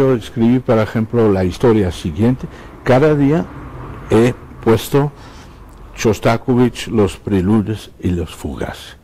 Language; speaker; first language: Spanish; non-native, fluent; Dutch